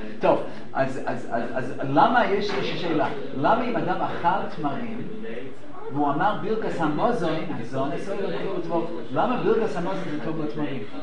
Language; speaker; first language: Hebrew; non-native, fluent; English